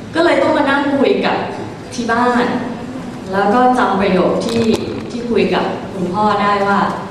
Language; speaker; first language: Thai; early bilingual, other home language; English